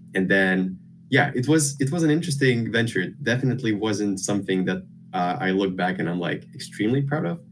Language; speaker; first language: English; non-native, fluent; Lithuanian